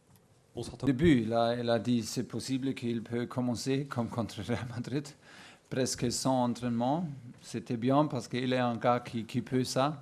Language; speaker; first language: French; non-native, fluent; German